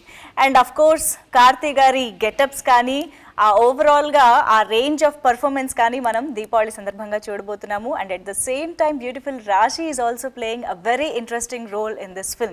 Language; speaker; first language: Telugu; native; Telugu